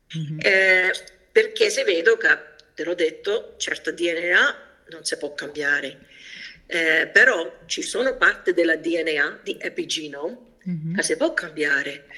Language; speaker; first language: Italian; early bilingual, heritage; Italian